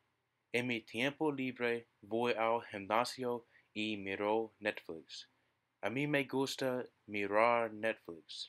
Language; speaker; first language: Spanish; non-native, learner; English